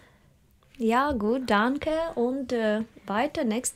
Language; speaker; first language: German; non-native, learner; Russian